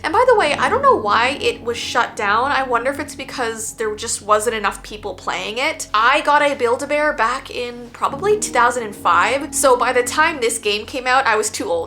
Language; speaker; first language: English; native; English